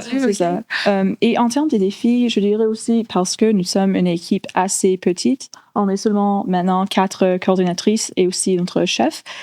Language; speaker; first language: French; non-native, local second language; English